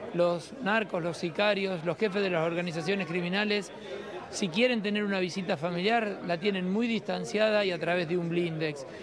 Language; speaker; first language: Spanish; native; Spanish